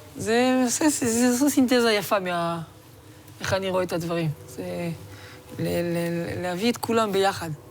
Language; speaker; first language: Hebrew; non-native, fluent; French